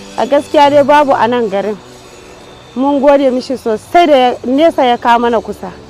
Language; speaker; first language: Hausa; native; Hausa